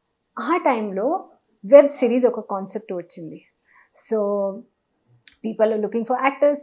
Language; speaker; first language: Telugu; non-native, learner; Hindi